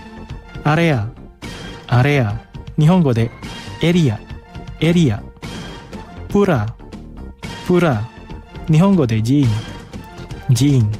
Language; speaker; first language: Japanese; non-native, fluent; Indonesian